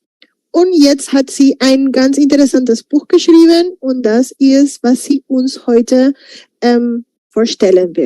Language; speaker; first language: German; non-native, fluent; Spanish